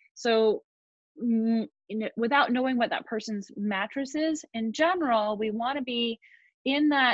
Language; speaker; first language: English; native; English